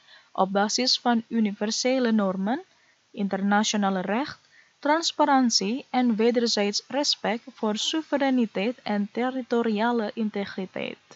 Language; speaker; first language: Dutch; non-native, fluent; Indonesian